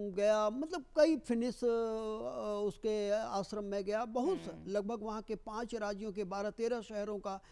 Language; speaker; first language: Hindi; native; Hindi